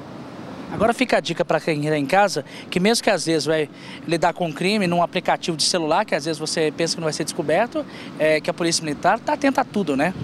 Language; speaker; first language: Portuguese; native; Portuguese